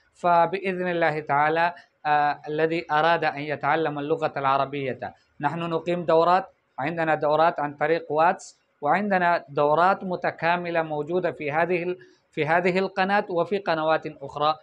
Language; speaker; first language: Arabic; non-native, fluent; Urdu